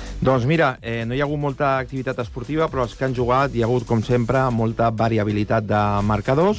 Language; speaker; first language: Catalan; native; Catalan